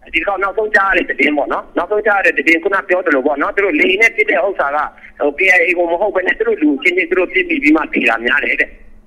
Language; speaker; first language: Burmese; non-native, local second language; Kachin